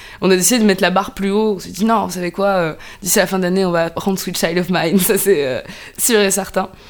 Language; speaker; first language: French; non-native, local second language; Arabic